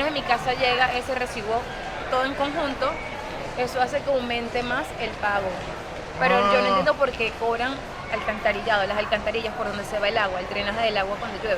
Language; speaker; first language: Spanish; native; Spanish